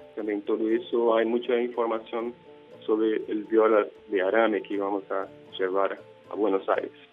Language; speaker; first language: Spanish; non-native, fluent; Portuguese